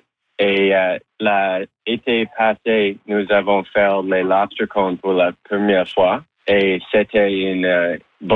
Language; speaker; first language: French; non-native, local second language; English